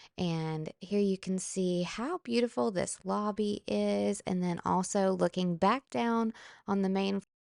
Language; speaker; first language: English; native; English